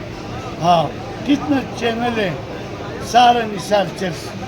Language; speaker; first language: Hindi; non-native, local second language; Pashto